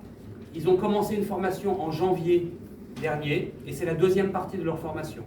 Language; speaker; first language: French; native; French